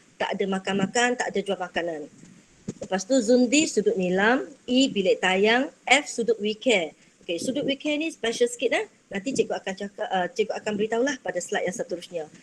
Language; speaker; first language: Malay; non-native, local second language; Chinese